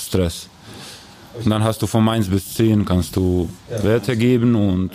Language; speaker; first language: German; non-native, learner; Croatian